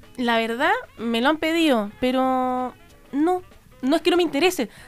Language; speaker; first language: Spanish; native; Spanish